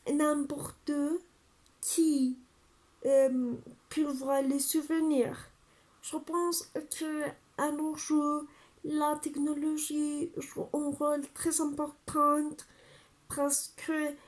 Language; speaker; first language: French; non-native, learner; Spanish